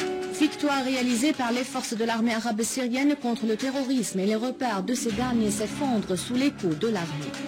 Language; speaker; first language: French; non-native, fluent; Arabic